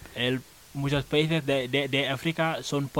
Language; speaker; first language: Spanish; non-native, learner; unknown